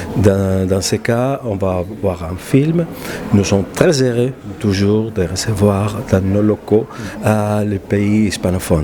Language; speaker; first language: French; non-native, fluent; Spanish